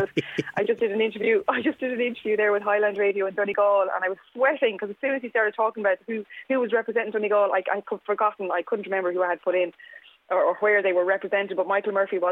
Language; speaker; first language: English; native; English